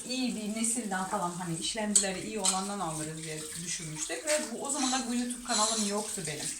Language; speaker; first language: Turkish; non-native, fluent; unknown